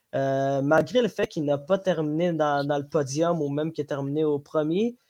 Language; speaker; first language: French; non-native, local second language; Somali